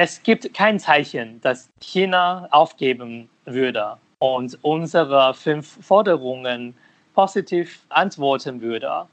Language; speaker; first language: German; non-native, fluent; Cantonese